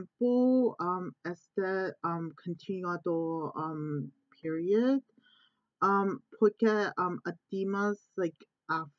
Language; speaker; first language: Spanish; non-native, learner; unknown